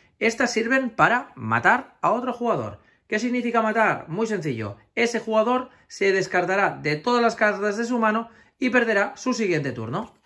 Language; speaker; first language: Spanish; native; Spanish